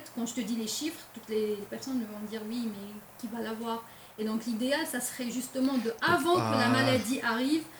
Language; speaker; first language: French; non-native, local second language; Arabic